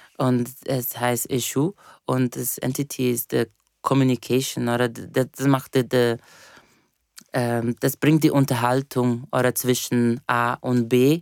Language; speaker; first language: German; non-native, fluent; Portuguese